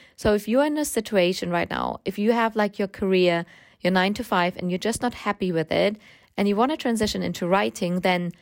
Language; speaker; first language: English; non-native, fluent; German